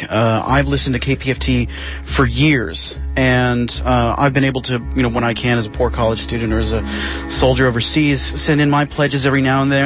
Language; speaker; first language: English; native; English